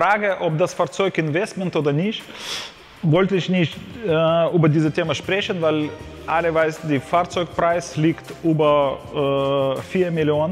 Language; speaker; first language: German; non-native, fluent; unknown